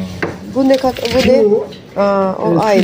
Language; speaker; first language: Turkish; non-native, learner; Russian